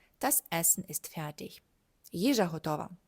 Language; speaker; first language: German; non-native, fluent; Ukrainian